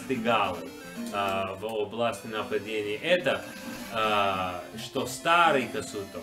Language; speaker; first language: Russian; non-native, learner; English